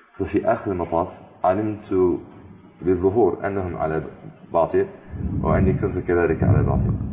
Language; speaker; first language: Arabic; non-native, fluent; English